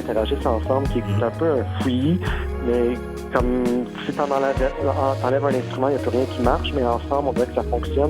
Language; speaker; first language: French; native; French